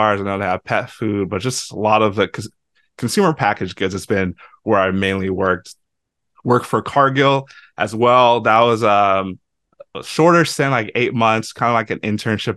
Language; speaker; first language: English; native; English